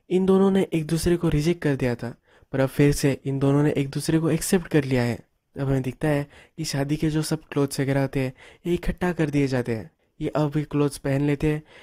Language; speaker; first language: Hindi; native; Hindi